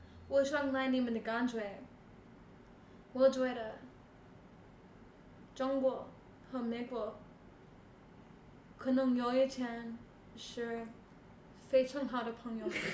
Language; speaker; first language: Chinese; non-native, learner; English